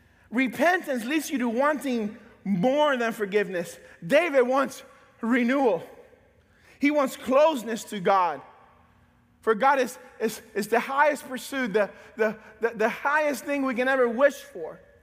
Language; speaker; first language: English; native; English